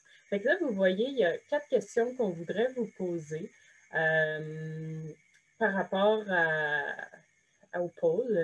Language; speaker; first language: French; native; French